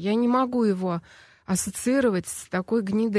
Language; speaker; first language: Russian; native; Russian